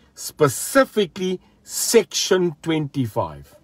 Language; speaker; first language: English; non-native, local second language; Afrikaans